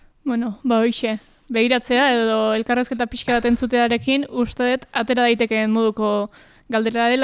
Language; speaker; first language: Basque; native; Basque